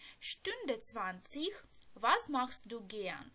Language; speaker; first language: German; non-native, fluent; Ukrainian